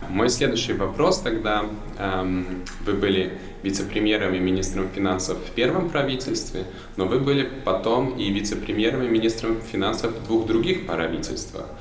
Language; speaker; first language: Russian; native; Russian